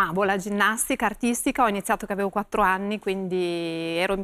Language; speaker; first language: Italian; native; Italian